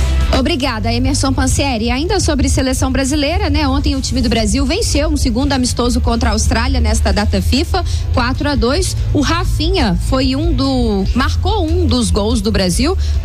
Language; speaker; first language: Portuguese; native; Portuguese